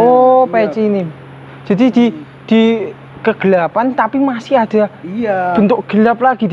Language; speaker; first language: Indonesian; native; Indonesian